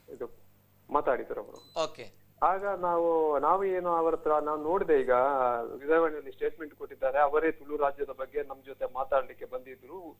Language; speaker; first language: Kannada; non-native, local second language; Tulu